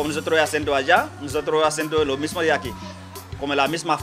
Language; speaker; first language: Spanish; non-native, learner; Haitian Creole